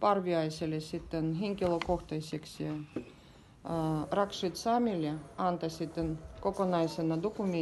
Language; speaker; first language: Finnish; non-native, learner; Russian